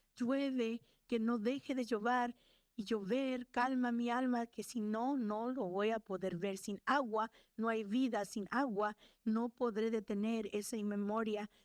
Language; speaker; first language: Spanish; early bilingual, other home language; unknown